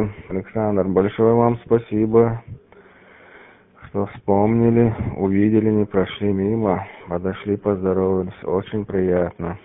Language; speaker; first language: Russian; native; Russian